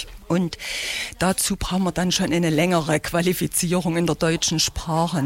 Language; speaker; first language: German; native; German